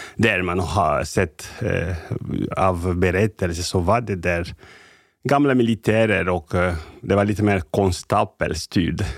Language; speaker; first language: Swedish; non-native, fluent; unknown